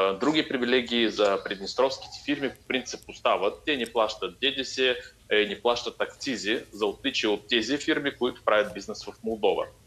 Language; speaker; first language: Bulgarian; early bilingual, heritage; Bulgarian